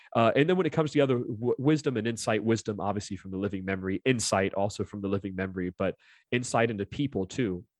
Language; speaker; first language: English; native; English